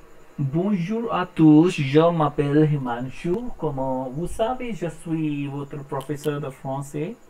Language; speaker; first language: French; non-native, learner; Hindi